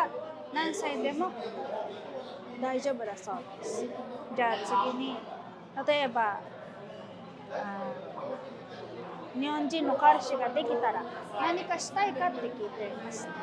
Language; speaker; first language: Japanese; non-native, fluent; Filipino